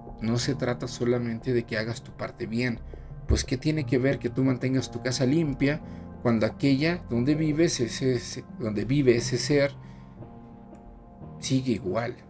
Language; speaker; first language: Spanish; native; Spanish